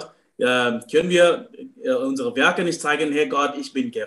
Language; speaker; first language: German; non-native, fluent; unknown